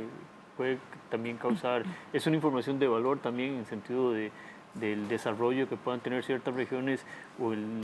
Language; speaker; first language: Spanish; native; Spanish